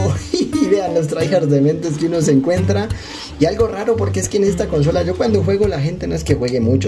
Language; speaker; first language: Spanish; native; Spanish